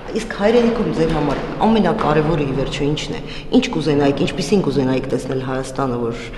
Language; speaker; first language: Armenian; native; Armenian